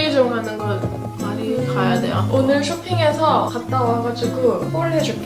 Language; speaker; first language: Korean; early bilingual, heritage; English